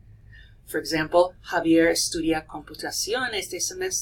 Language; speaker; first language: Spanish; non-native, fluent; English